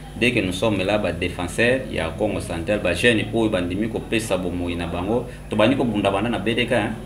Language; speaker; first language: Lingala; non-native, local second language; Kongo